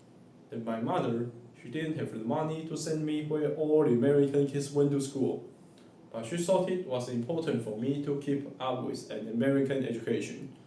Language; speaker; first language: English; non-native, learner; Chinese